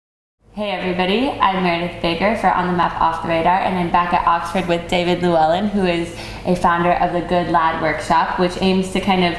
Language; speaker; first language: English; native; English